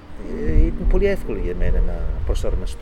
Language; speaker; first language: Greek; non-native, fluent; English